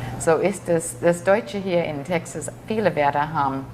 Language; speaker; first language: German; early bilingual, heritage; German